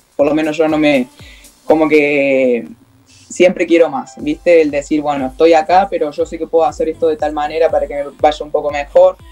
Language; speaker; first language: Spanish; native; Spanish